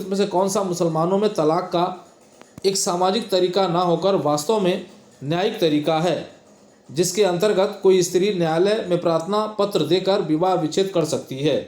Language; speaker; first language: Hindi; native; Hindi